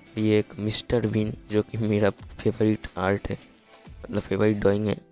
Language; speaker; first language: Hindi; non-native, local second language; Bangla